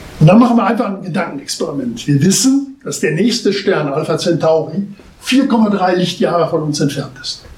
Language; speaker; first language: German; native; German